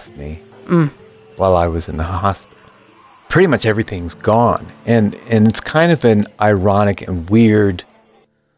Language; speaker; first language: English; native; English